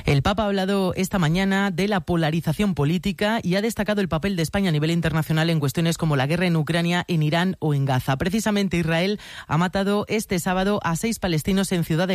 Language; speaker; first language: Spanish; native; Spanish